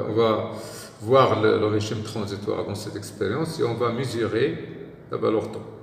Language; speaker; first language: French; non-native, local second language; Arabic